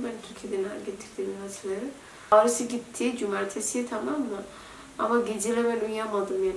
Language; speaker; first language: Turkish; non-native, learner; Indonesian